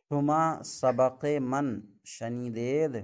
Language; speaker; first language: Persian; non-native, fluent; Urdu